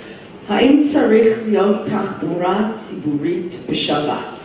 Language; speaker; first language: Hebrew; non-native, fluent; English